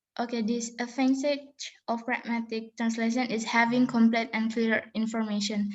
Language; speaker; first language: English; non-native, learner; Indonesian